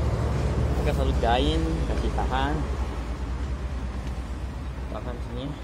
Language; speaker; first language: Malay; non-native, local second language; Chinese